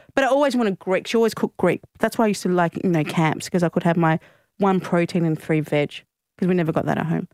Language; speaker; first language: English; non-native, local second language; Greek